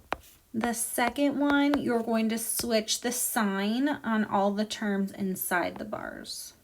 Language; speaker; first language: English; native; English